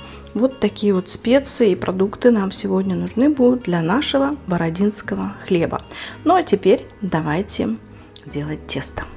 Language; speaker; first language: Russian; native; Russian